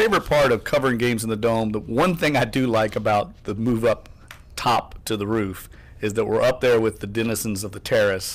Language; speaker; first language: English; native; English